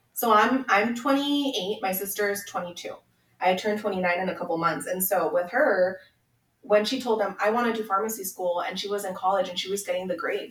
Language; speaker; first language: English; early bilingual, other home language; Spanish